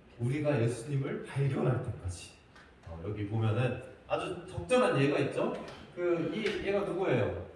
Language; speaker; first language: Korean; native; Korean